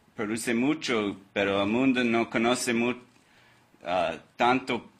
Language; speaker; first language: Spanish; non-native, learner; English